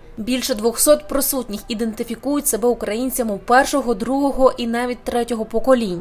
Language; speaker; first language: Ukrainian; native; Ukrainian